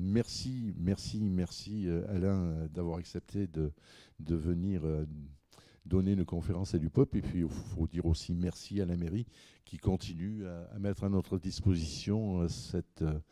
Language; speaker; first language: French; native; French